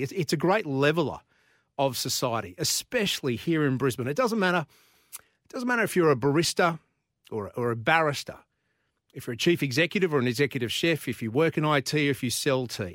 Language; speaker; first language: English; native; English